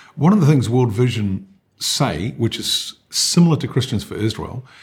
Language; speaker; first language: English; native; English